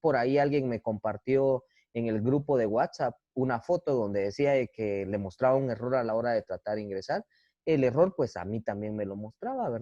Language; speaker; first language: Spanish; native; Spanish